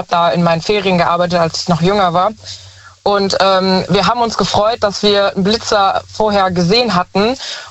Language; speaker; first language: German; native; German